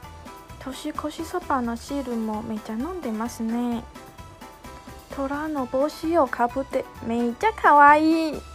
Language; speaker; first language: Japanese; non-native, fluent; Chinese